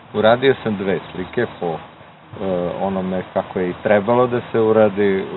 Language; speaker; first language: Croatian; early bilingual, heritage; Croatian